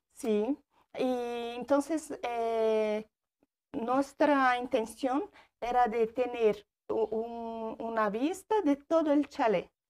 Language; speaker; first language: Spanish; non-native, learner; Portuguese